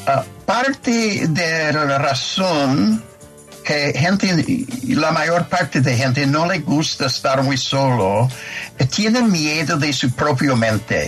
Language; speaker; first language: Spanish; non-native, fluent; English